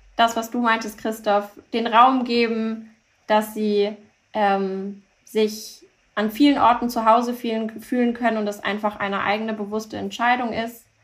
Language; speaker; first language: German; early bilingual, other home language; Turkish